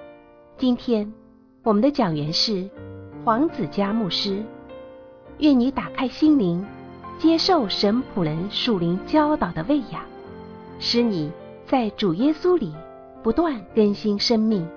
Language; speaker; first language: Chinese; native; Chinese